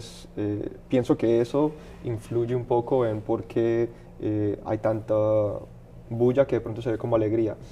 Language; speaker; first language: Spanish; early bilingual, heritage; Spanish